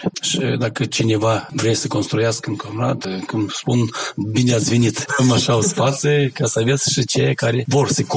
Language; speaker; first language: Romanian; non-native, local second language; Gagauz